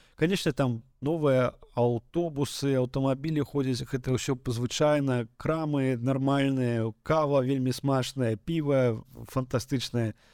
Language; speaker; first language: Belarusian; native; Belarusian